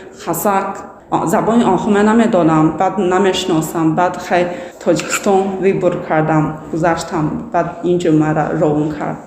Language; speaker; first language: Tajik; non-native, learner; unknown